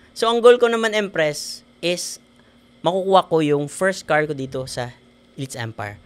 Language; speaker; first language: Filipino; non-native, local second language; Hiligaynon